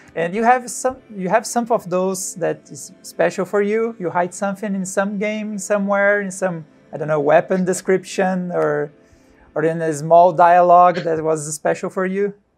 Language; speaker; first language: English; non-native, fluent; Portuguese